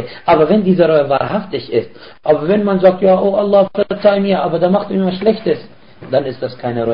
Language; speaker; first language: German; non-native, fluent; Arabic